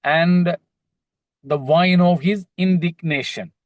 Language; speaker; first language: English; non-native, local second language; Malayalam